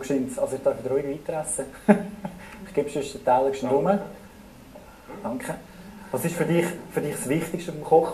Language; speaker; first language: German; native; German